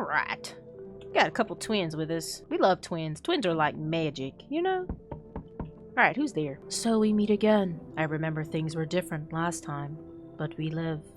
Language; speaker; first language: English; native; English